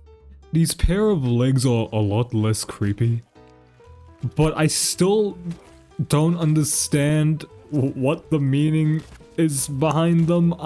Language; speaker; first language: English; native; English